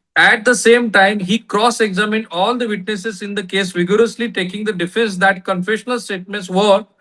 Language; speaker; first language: English; non-native, local second language; Marathi